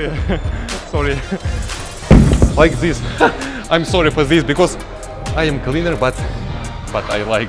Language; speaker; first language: English; non-native, learner; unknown